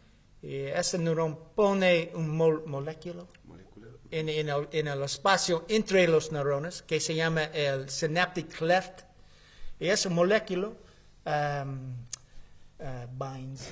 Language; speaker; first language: Spanish; non-native, learner; English